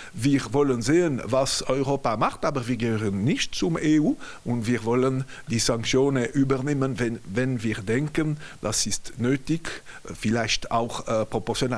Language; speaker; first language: German; non-native, local second language; French